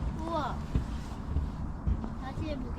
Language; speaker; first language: Korean; native; Korean